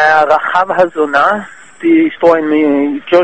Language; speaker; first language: Danish; non-native, fluent; Hebrew